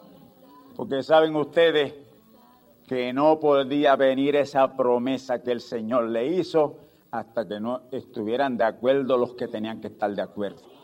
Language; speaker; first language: Spanish; native; Spanish